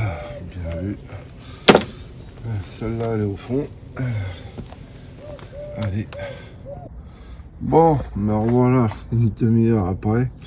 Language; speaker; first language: French; native; French